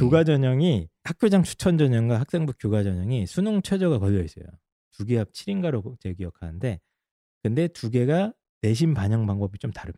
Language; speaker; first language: Korean; native; Korean